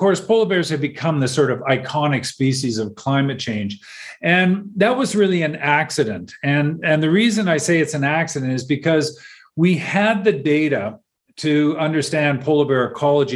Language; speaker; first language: English; native; English